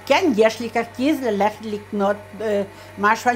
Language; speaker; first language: Hebrew; non-native, learner; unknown